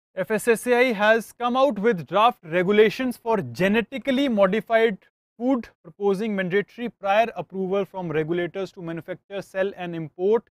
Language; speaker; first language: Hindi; native; Hindi